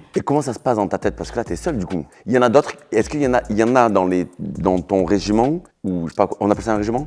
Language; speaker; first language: French; native; French